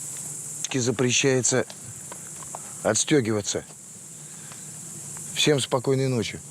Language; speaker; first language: Russian; native; Russian